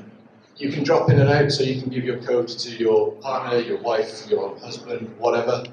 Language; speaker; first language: English; native; English